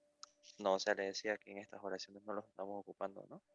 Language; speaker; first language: Spanish; native; Spanish